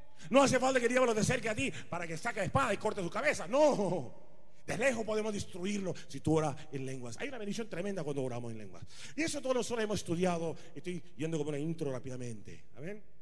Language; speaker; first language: Spanish; non-native, fluent; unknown